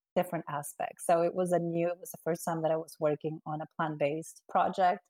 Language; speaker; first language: English; non-native, fluent; Spanish